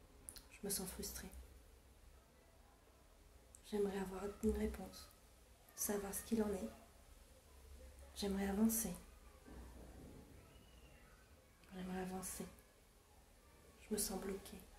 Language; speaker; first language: French; non-native, fluent; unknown